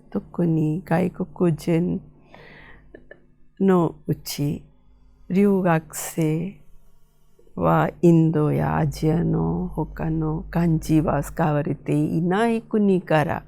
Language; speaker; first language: Japanese; non-native, fluent; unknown